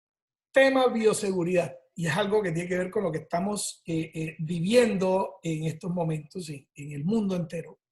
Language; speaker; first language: Spanish; native; Spanish